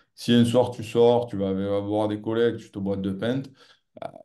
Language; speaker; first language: French; native; French